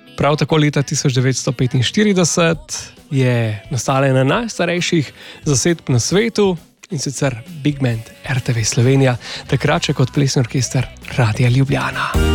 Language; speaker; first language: Slovenian; native; Slovenian